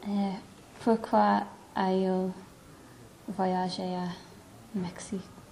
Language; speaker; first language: French; non-native, learner; English